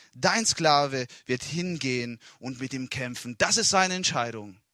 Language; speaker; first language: German; non-native, fluent; Italian